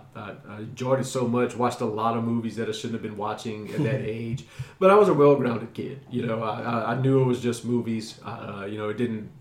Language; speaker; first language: English; native; English